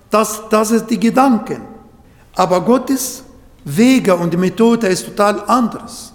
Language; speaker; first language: German; non-native, learner; Arabic